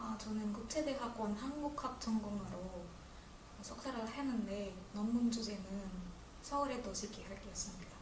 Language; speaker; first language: Korean; non-native, fluent; Indonesian